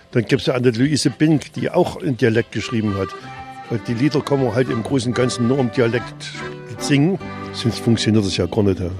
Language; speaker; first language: German; native; German